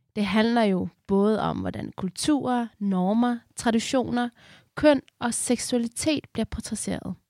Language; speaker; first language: Danish; early bilingual, other home language; Persian